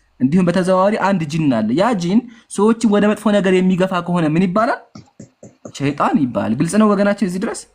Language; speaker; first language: Amharic; native; Amharic